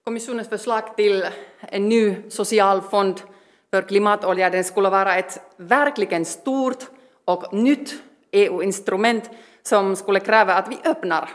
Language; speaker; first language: Swedish; non-native, learner; Finnish